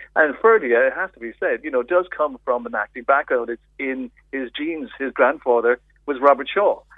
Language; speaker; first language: English; native; English